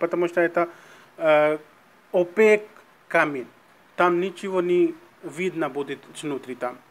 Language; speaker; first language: Russian; non-native, learner; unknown